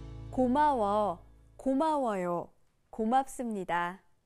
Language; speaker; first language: Korean; native; Korean